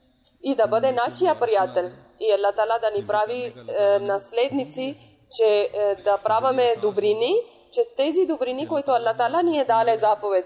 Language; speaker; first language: Bulgarian; non-native, local second language; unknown